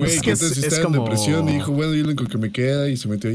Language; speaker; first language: Spanish; native; Spanish